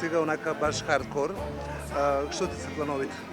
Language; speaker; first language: Macedonian; native; Macedonian